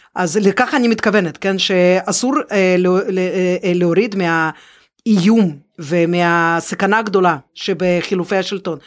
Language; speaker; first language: Hebrew; non-native, fluent; Russian